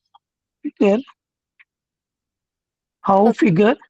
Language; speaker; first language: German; non-native, learner; Hindi